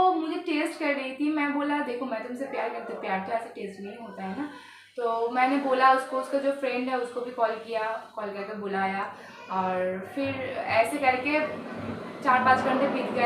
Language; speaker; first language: Hindi; non-native, local second language; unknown